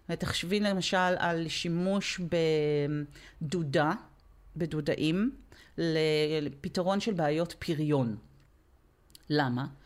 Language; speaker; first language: Hebrew; native; Hebrew